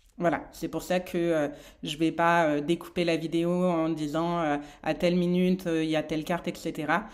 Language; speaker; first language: French; native; French